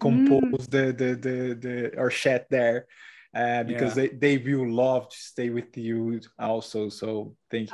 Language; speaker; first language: English; non-native, learner; Portuguese